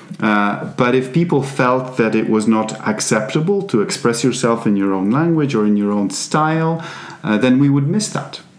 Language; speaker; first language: English; non-native, fluent; Polish